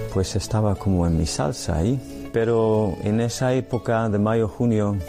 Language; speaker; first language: Spanish; non-native, fluent; English